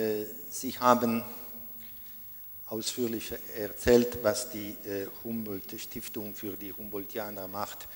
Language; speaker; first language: German; non-native, fluent; Italian